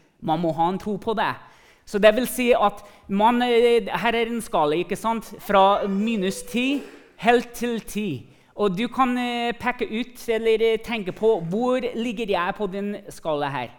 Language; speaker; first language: Norwegian; early bilingual, other home language; English